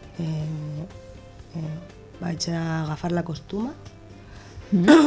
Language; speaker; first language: Catalan; non-native, local second language; Spanish